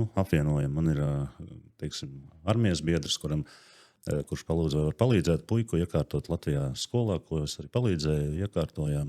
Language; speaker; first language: Latvian; native; Latvian